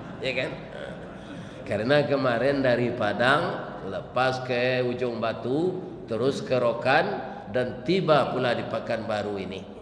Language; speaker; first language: Malay; non-native, local second language; Minangkabau